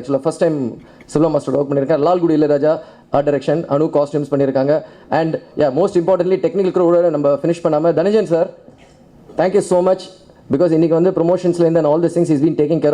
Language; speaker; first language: Tamil; native; Tamil